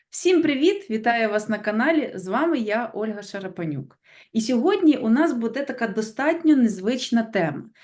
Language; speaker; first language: Ukrainian; native; Ukrainian